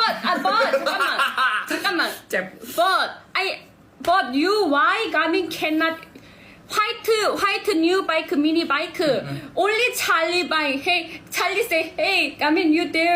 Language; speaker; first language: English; non-native, learner; Korean